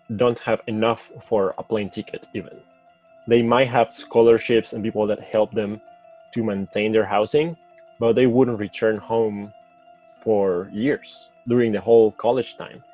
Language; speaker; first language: English; non-native, fluent; Spanish